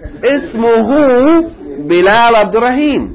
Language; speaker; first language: Arabic; non-native, fluent; English